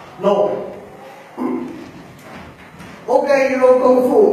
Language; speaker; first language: English; non-native, learner; Chinese